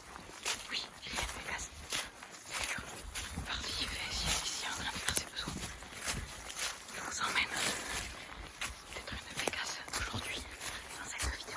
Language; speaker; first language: French; native; French